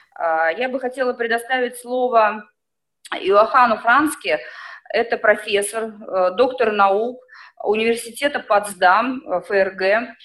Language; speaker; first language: Russian; native; Russian